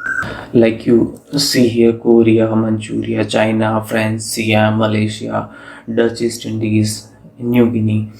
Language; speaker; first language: English; non-native, local second language; Hindi